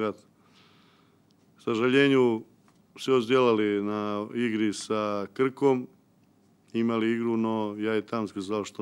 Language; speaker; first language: Russian; non-native, local second language; Ukrainian